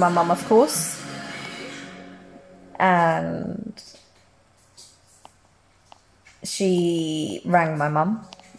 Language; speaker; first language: English; native; English